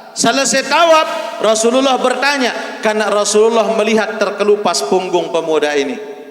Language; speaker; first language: Malay; non-native, local second language; Sasak